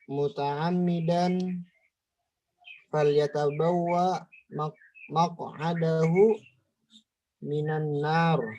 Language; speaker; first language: Arabic; non-native, learner; Indonesian